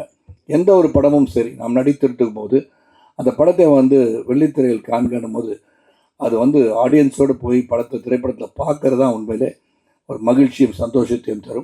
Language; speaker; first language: Tamil; native; Tamil